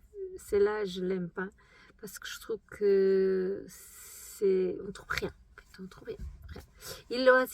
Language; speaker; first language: French; non-native, fluent; Portuguese